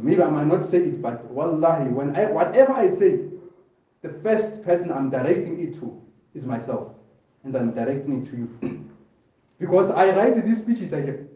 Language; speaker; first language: English; non-native, local second language; Southern Sotho